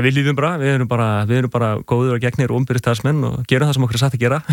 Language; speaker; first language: Icelandic; native; Icelandic